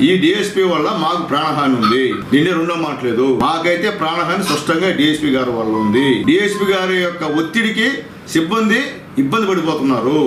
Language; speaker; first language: Telugu; native; Telugu